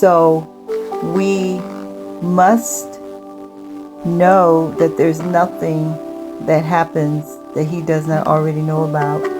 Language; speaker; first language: English; native; English